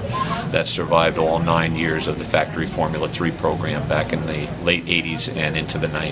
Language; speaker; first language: English; native; English